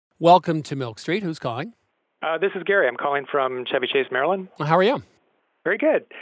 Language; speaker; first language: English; native; English